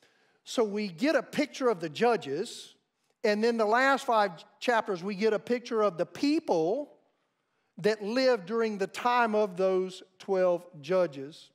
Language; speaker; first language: English; native; English